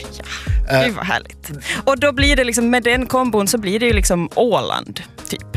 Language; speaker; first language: Swedish; native; Swedish